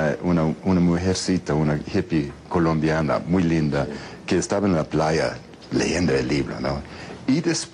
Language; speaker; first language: Spanish; non-native, fluent; English